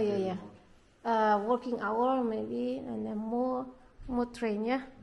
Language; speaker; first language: English; non-native, learner; Indonesian